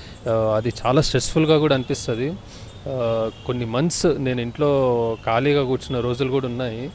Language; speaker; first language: Telugu; native; Telugu